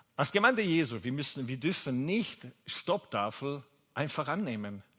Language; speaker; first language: German; non-native, fluent; Italian